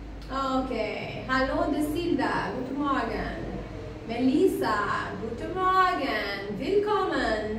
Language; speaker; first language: German; non-native, fluent; Albanian